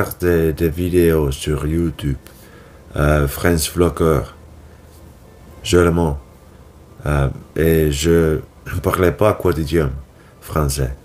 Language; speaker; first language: French; non-native, learner; Finnish